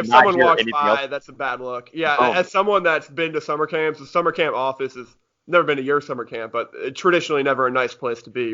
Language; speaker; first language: English; native; English